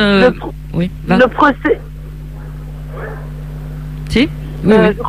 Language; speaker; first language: French; non-native, learner; Italian